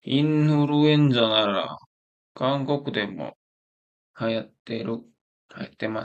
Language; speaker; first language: Japanese; non-native, learner; Korean